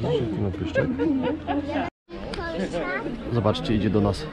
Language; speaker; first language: Polish; native; Polish